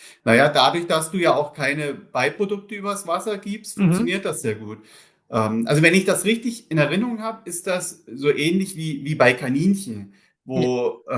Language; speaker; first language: German; native; German